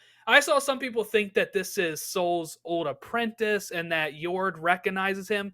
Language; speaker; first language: English; native; English